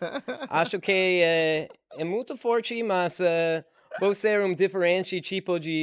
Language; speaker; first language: Portuguese; non-native, learner; English